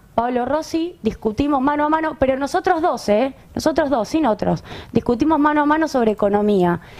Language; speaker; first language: Spanish; native; Spanish